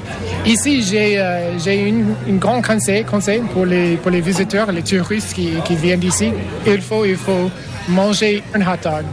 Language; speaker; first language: French; non-native, learner; English